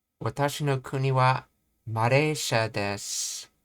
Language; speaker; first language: Japanese; non-native, learner; English